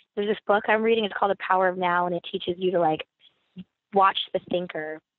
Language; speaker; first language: English; native; English